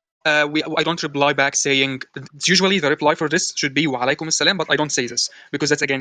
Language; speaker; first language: English; non-native, fluent; Arabic